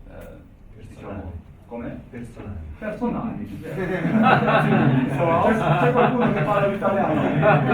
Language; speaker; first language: Italian; non-native, fluent; German